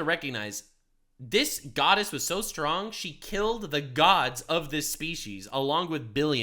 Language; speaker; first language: English; native; English